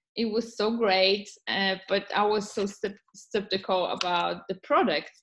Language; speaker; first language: English; non-native, fluent; Polish